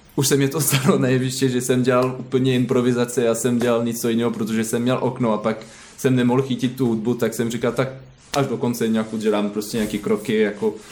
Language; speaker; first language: Czech; non-native, fluent; French